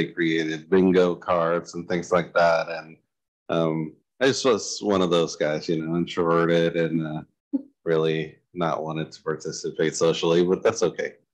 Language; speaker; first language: English; native; English